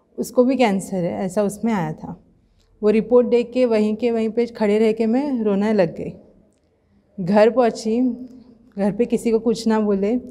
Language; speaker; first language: Hindi; non-native, local second language; Marathi